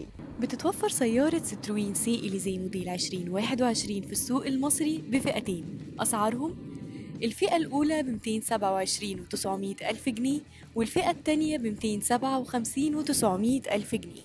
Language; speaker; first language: Arabic; native; Arabic